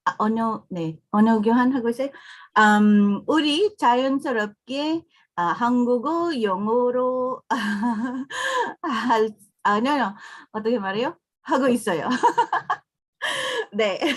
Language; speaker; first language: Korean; non-native, learner; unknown